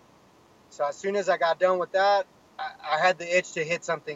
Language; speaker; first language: English; native; English